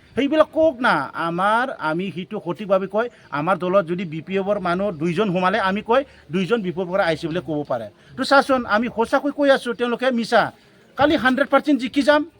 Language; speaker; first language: Assamese; non-native, local second language; Bodo